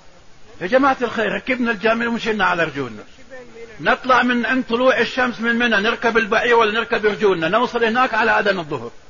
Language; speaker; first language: Arabic; native; Arabic